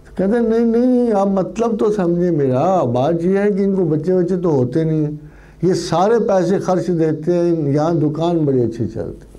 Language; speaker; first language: Urdu; non-native, local second language; Punjabi